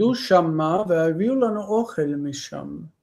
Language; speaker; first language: Hebrew; non-native, fluent; English